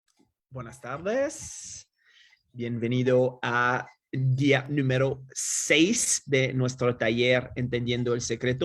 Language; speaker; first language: Spanish; non-native, fluent; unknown